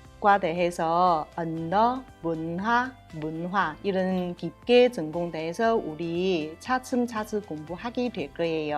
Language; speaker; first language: Korean; non-native, learner; Chinese